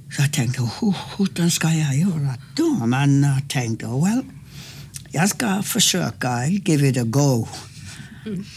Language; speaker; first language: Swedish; non-native, fluent; English